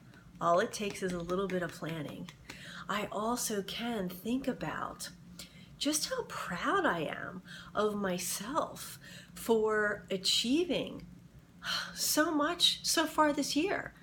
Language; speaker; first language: English; native; English